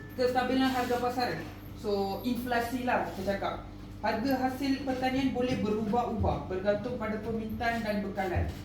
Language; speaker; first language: Malay; non-native, local second language; Tamil